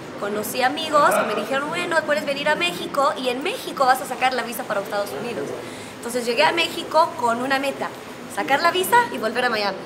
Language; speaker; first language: Spanish; non-native, fluent; Hebrew